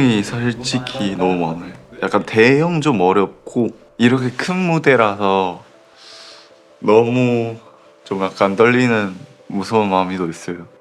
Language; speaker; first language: Korean; non-native, learner; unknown